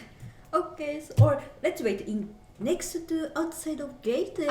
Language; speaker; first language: English; non-native, learner; Japanese